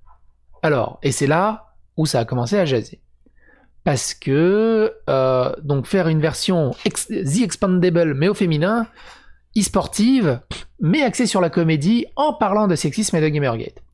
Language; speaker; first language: French; native; French